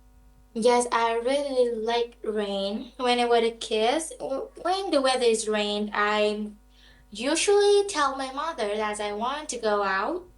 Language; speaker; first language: English; non-native, learner; Vietnamese